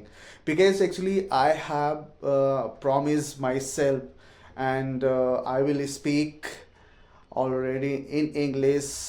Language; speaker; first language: English; non-native, learner; Hindi